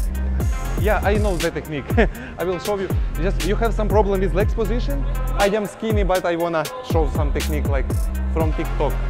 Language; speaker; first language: English; non-native, learner; Russian